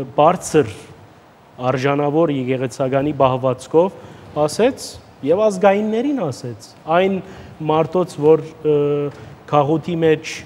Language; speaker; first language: Armenian; early bilingual, heritage; Armenian